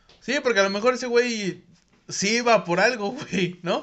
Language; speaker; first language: Spanish; native; Spanish